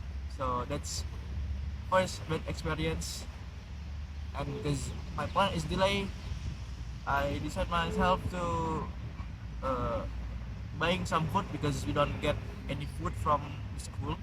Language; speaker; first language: English; non-native, learner; Indonesian